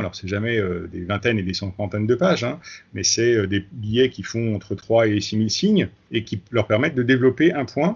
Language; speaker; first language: French; native; French